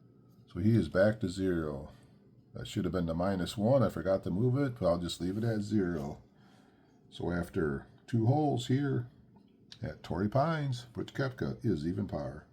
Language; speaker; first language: English; native; English